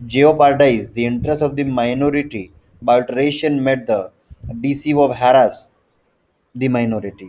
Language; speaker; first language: English; non-native, local second language; Gujarati